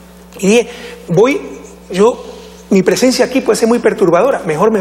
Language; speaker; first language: Spanish; native; Spanish